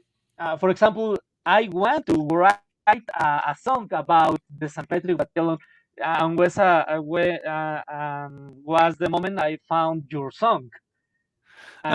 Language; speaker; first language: English; non-native, learner; Spanish